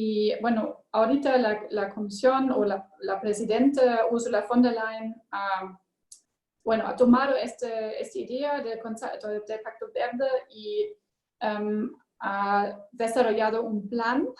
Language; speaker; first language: Spanish; non-native, learner; German